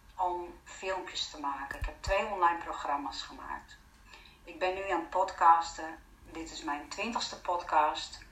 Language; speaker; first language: Dutch; non-native, fluent; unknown